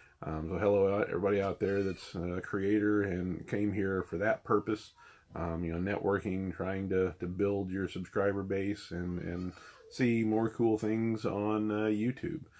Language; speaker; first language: English; native; English